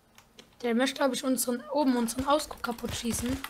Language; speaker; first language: German; native; German